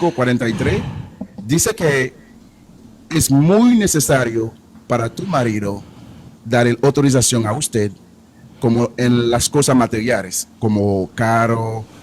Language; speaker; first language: Spanish; non-native, learner; Haitian Creole